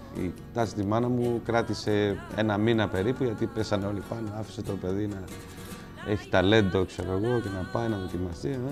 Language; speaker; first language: Greek; non-native, fluent; Spanish